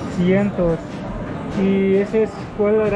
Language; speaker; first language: Spanish; non-native, learner; German